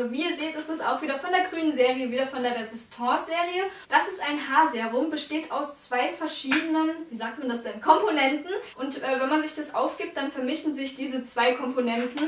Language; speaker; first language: German; native; German